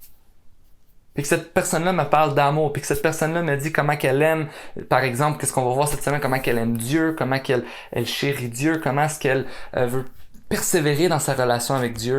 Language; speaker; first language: French; native; French